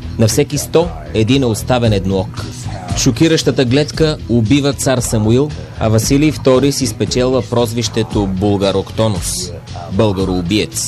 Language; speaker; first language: Bulgarian; native; Bulgarian